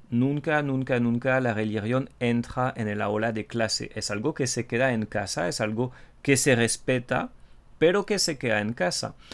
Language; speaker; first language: Spanish; non-native, fluent; French